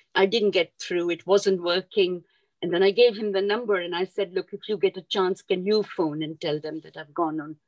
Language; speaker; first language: English; non-native, local second language; Urdu